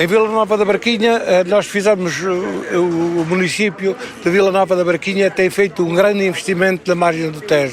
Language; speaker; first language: Portuguese; native; Portuguese